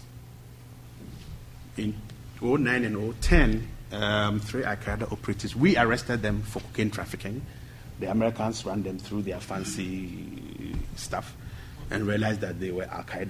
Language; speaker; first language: English; non-native, local second language; Akan